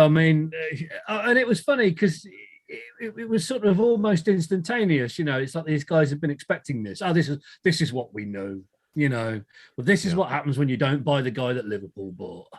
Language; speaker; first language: English; native; English